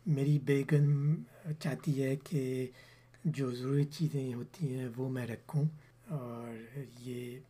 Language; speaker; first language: Urdu; early bilingual, heritage; Urdu